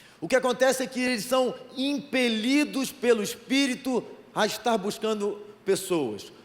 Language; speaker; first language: Portuguese; native; Portuguese